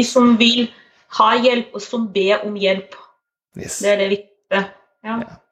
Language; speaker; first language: Norwegian; non-native, fluent; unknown